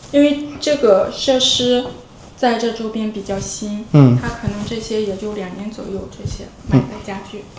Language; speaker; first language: Chinese; native; Chinese